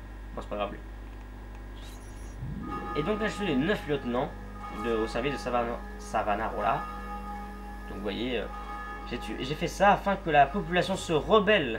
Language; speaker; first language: French; native; French